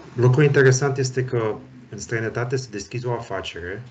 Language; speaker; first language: Romanian; early bilingual, heritage; Romanian